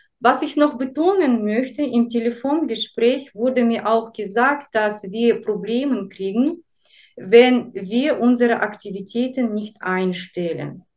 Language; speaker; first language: German; non-native, fluent; Russian